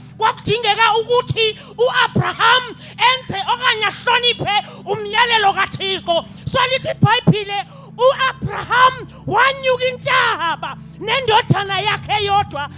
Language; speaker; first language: Zulu; non-native, local second language; Xhosa